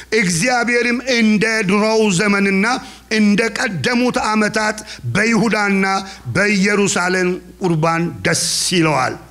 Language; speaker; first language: Amharic; non-native, local second language; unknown